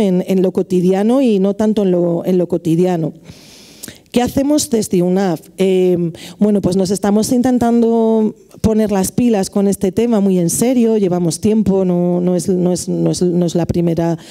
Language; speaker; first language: Spanish; native; Spanish